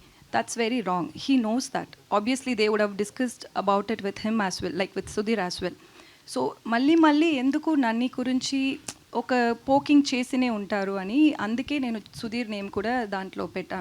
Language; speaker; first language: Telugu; non-native, learner; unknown